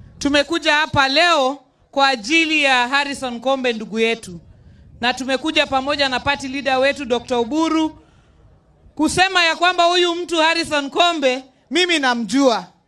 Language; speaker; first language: Swahili; non-native, local second language; Luo (Kenya and Tanzania)